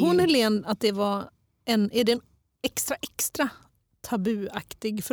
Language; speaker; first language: Swedish; native; Swedish